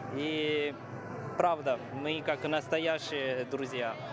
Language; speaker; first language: Russian; non-native, fluent; Chinese